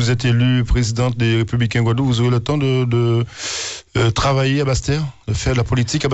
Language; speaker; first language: French; native; French